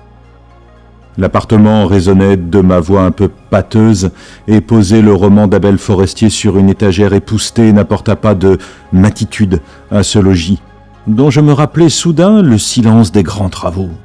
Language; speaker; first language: French; native; French